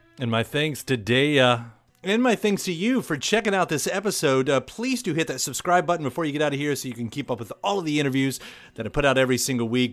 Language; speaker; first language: English; native; English